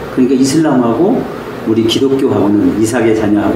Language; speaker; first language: Korean; native; Korean